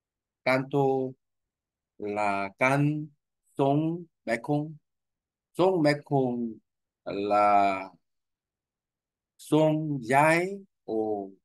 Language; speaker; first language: Vietnamese; non-native, learner; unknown